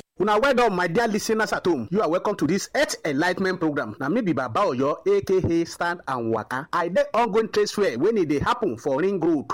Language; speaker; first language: Nigerian Pidgin; non-native, local second language; Yoruba